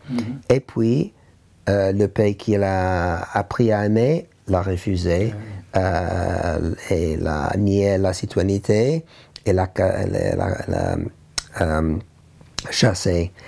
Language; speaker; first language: French; non-native, learner; English